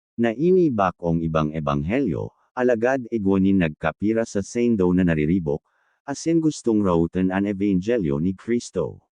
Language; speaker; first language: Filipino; non-native, local second language; Bikol